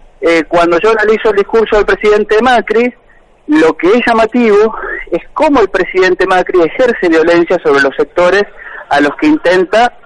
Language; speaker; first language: Spanish; native; Spanish